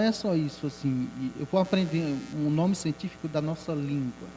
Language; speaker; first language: Portuguese; non-native, local second language; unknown